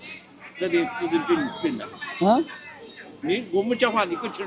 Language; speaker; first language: Chinese; native; Chinese